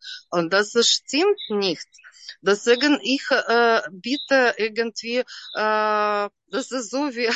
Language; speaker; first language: German; non-native, learner; Russian